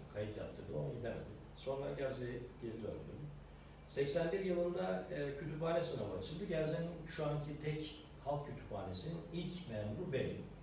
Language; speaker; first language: Turkish; native; Turkish